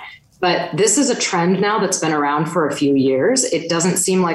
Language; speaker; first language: English; native; English